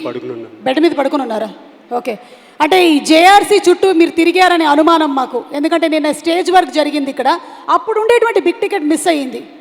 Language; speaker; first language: Telugu; native; Telugu